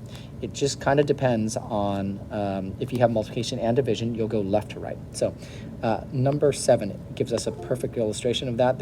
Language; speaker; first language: English; native; English